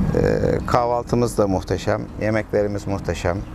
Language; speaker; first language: Turkish; native; Turkish